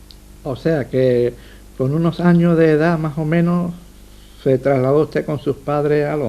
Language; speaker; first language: Spanish; native; Spanish